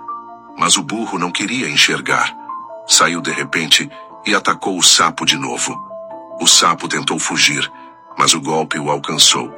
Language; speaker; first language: Portuguese; native; Portuguese